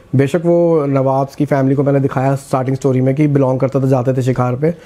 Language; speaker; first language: Hindi; native; Hindi